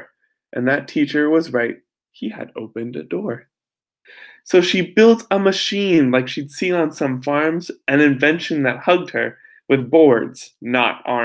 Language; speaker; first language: English; native; English